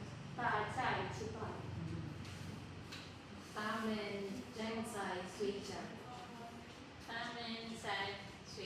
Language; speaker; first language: Chinese; non-native, learner; Filipino